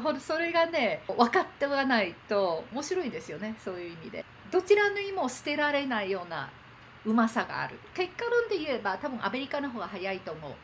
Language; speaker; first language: Japanese; non-native, fluent; Chinese